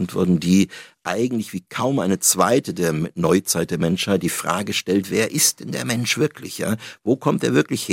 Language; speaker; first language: German; native; German